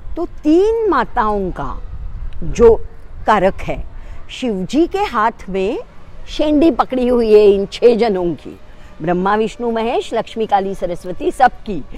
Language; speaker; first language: Hindi; non-native, local second language; Marathi